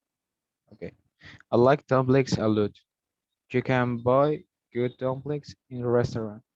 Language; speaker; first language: English; non-native, learner; Spanish